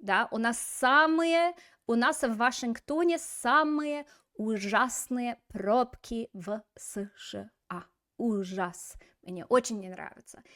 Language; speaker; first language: Russian; non-native, fluent; English